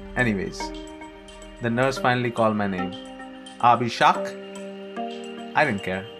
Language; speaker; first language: English; non-native, local second language; Hindi